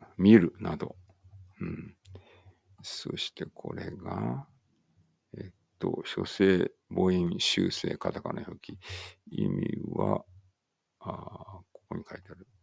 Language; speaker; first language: Japanese; native; Japanese